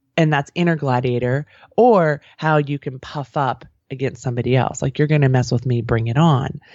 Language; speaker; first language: English; native; English